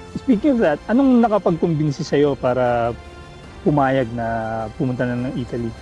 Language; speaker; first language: Filipino; native; Filipino